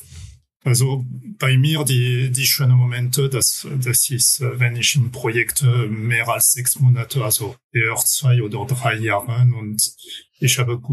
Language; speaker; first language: German; non-native, fluent; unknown